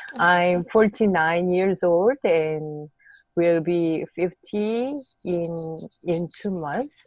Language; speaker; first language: English; non-native, fluent; Korean